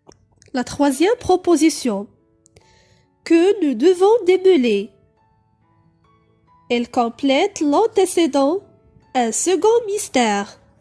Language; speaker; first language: French; non-native, local second language; Arabic